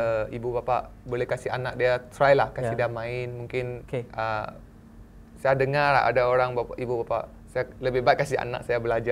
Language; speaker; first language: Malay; non-native, local second language; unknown